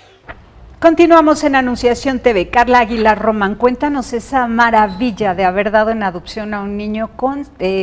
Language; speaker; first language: Spanish; native; Spanish